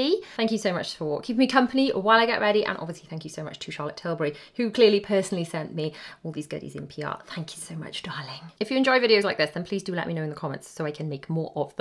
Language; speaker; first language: English; native; English